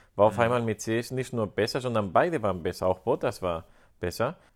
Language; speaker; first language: German; non-native, fluent; Spanish